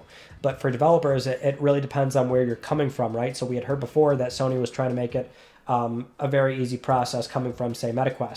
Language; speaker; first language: English; native; English